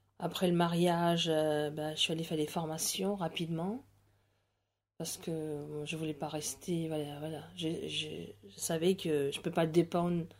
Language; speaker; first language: French; non-native, local second language; Morisyen